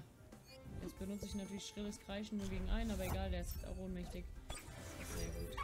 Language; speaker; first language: German; native; German